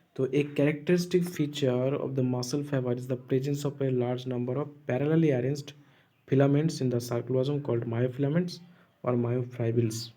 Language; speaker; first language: English; non-native, local second language; Bangla